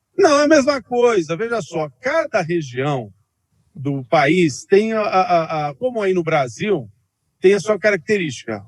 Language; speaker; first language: Portuguese; native; Portuguese